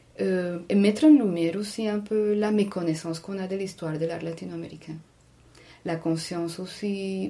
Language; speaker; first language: French; non-native, fluent; Spanish